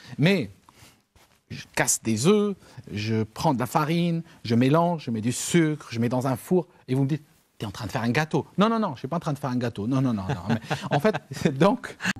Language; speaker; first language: French; non-native, local second language; Arabic